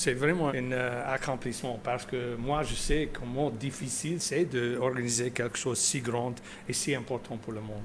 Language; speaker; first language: French; non-native, fluent; English